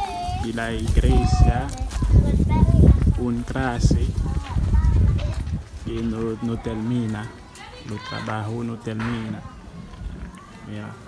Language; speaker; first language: Spanish; non-native, learner; Haitian Creole